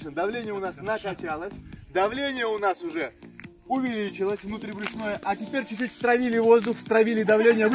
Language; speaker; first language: Russian; native; Russian